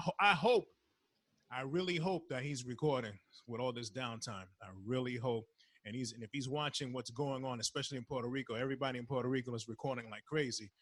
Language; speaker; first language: English; early bilingual, other home language; Spanish